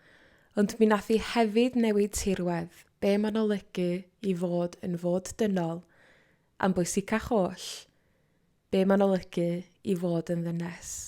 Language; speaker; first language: Welsh; native; Welsh